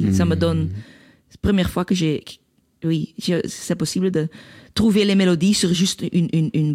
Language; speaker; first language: French; non-native, local second language; Dutch